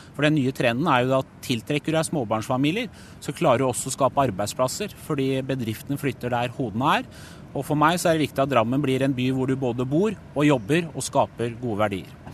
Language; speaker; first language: Norwegian; early bilingual, other home language; Persian